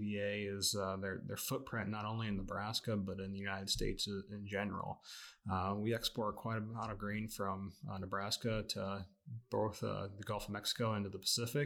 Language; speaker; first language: English; native; English